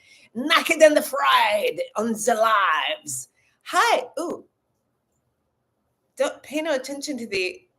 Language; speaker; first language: English; native; English